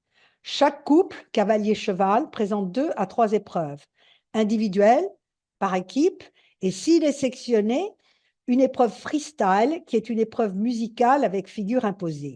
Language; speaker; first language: French; native; French